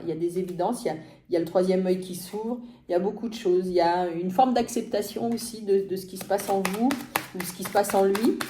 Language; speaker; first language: French; native; French